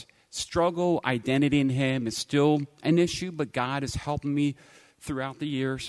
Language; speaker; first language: English; native; English